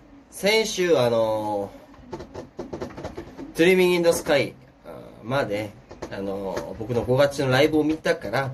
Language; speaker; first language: Japanese; non-native, fluent; Korean